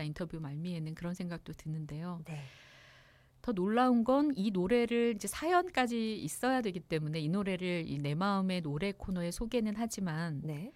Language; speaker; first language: Korean; native; Korean